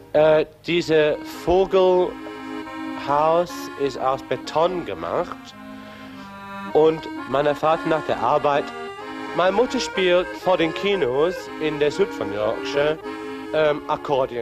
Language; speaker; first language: German; non-native, fluent; English